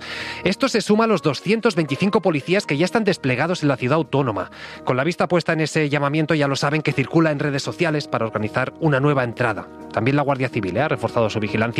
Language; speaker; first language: Spanish; native; Spanish